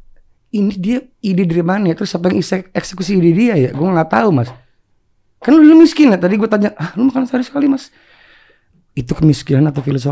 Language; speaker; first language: Indonesian; native; Indonesian